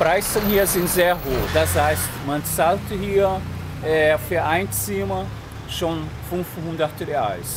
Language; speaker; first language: German; non-native, fluent; Portuguese